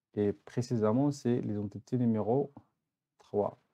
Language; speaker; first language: French; non-native, local second language; Arabic